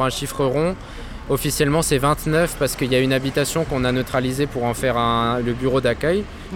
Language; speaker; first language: French; native; French